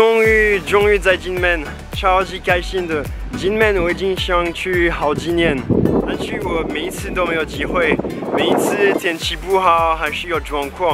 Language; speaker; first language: Chinese; non-native, fluent; French